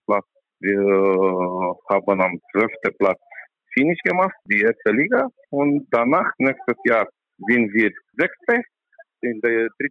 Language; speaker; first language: German; non-native, learner; Romanian